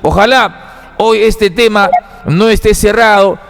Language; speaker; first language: Spanish; native; Spanish